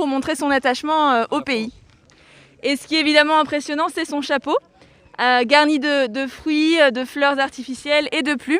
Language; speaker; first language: French; native; French